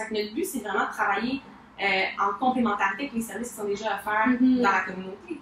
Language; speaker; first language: French; native; French